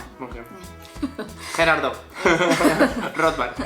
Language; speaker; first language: English; non-native, learner; Spanish